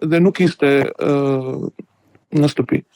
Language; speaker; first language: Albanian; native; Albanian